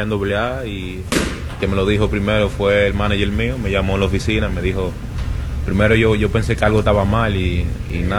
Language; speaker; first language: Spanish; early bilingual, heritage; Spanish